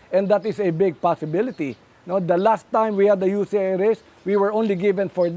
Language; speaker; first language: English; non-native, local second language; Filipino